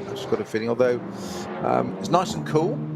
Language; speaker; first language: English; native; English